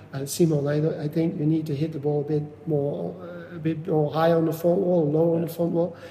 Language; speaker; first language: English; non-native, fluent; Dutch